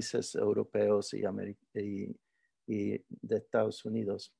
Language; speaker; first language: Spanish; early bilingual, heritage; Spanish